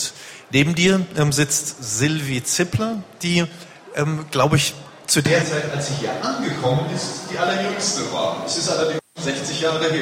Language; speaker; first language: German; native; German